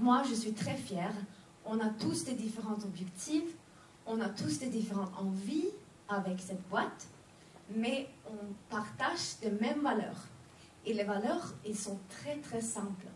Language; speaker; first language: French; non-native, fluent; Swedish